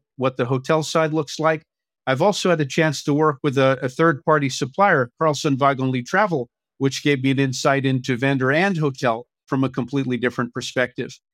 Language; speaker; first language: English; native; English